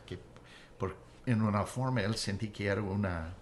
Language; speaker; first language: Spanish; non-native, fluent; English